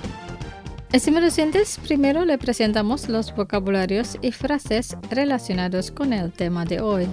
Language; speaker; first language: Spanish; non-native, fluent; Indonesian